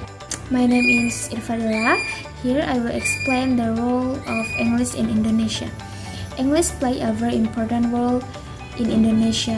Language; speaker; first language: English; non-native, learner; Indonesian